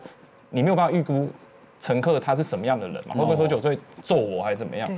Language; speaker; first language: Chinese; native; Chinese